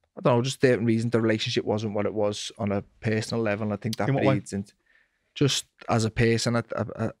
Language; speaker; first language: English; native; English